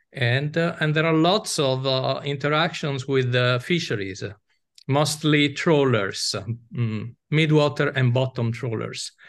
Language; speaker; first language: English; non-native, fluent; Italian